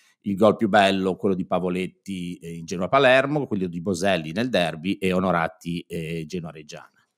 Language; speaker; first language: Italian; native; Italian